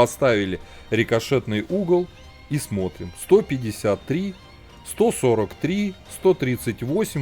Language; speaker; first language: Russian; native; Russian